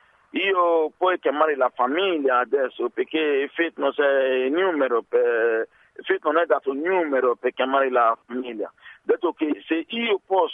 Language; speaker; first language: Italian; non-native, learner; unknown